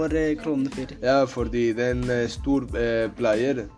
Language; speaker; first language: Norwegian; non-native, learner; Spanish